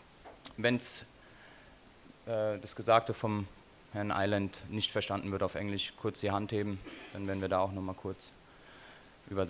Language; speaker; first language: German; native; German